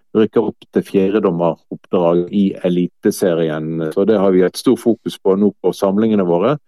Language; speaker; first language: Norwegian; native; Norwegian